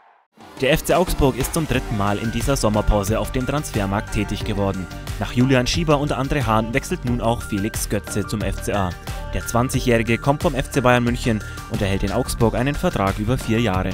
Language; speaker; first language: German; native; German